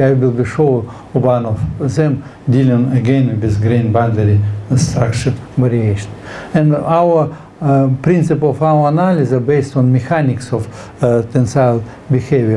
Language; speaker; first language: English; non-native, fluent; Russian